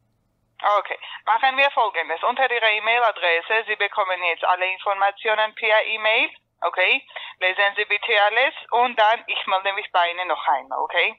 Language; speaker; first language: German; non-native, learner; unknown